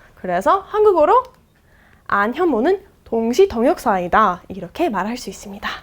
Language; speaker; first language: Korean; non-native, fluent; English